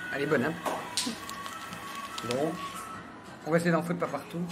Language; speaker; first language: French; native; French